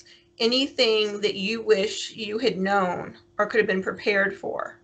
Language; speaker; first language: English; native; English